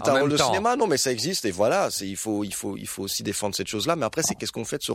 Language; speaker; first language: French; early bilingual, other home language; Arabic